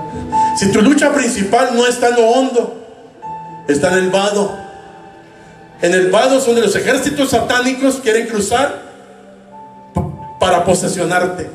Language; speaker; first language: Spanish; native; Spanish